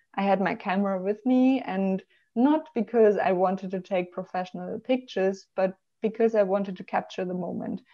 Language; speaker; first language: English; non-native, fluent; German